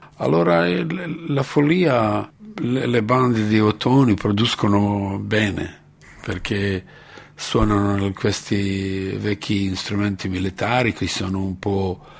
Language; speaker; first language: Italian; non-native, fluent; Bosnian